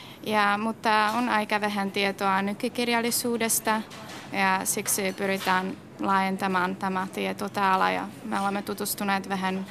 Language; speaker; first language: Finnish; non-native, fluent; Czech